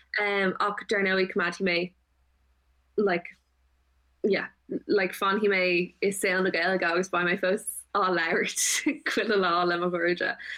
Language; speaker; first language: Irish; non-native, local second language; English